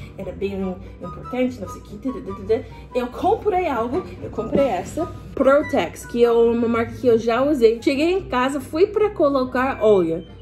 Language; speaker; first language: Portuguese; non-native, fluent; English